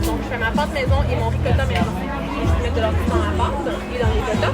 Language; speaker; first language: French; native; French